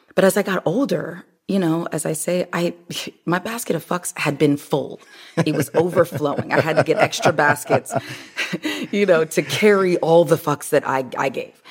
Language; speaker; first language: English; native; English